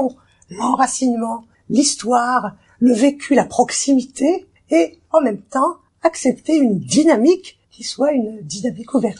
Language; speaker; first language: French; native; French